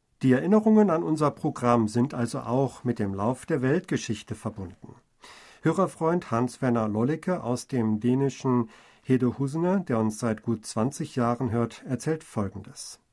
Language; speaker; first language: German; native; German